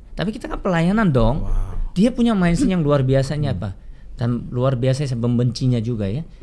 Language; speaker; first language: Indonesian; non-native, fluent; Korean